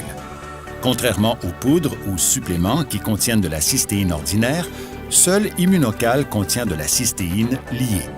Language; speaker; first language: French; native; French